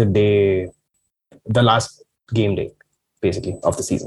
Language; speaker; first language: English; non-native, local second language; Marathi